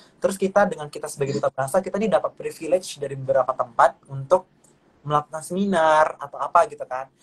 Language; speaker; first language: Indonesian; non-native, local second language; Malay